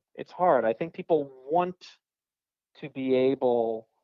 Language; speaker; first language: English; native; English